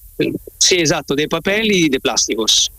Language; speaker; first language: Spanish; non-native, learner; Italian